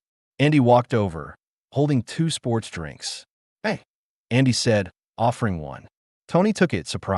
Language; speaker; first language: English; native; English